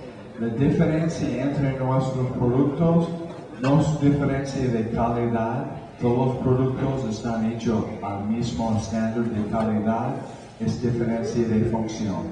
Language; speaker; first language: Spanish; non-native, fluent; English